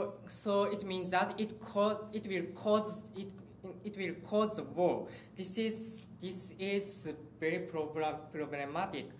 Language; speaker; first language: English; non-native, learner; Japanese